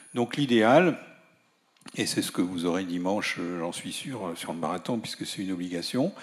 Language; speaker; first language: French; native; French